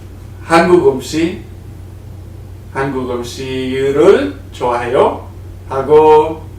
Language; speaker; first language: Korean; non-native, learner; English